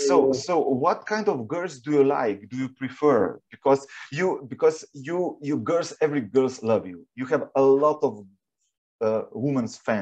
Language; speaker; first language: English; non-native, fluent; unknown